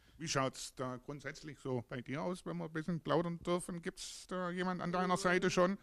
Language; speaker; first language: German; native; German